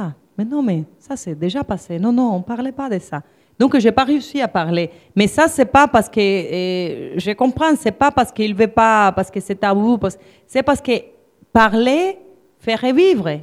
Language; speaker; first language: French; non-native, fluent; Spanish